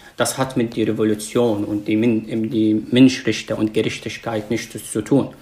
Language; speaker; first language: German; non-native, fluent; Arabic